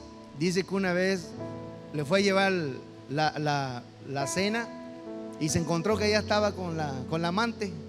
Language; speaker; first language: Spanish; native; Spanish